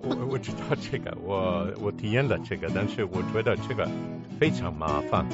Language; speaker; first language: Chinese; non-native, learner; Italian